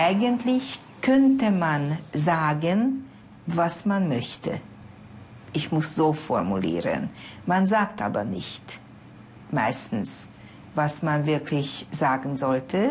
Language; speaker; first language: German; non-native, fluent; Hungarian